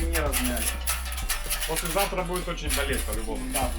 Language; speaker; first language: Russian; native; Russian